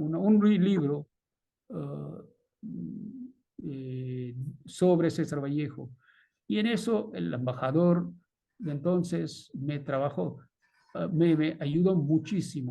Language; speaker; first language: Spanish; non-native, fluent; Bangla